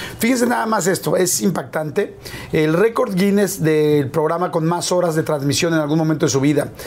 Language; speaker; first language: Spanish; native; Spanish